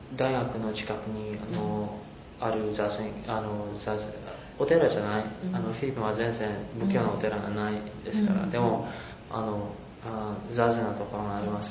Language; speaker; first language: Japanese; non-native, learner; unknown